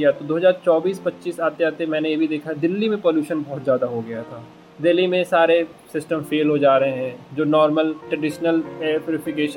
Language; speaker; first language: Hindi; native; Hindi